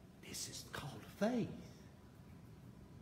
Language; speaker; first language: English; native; English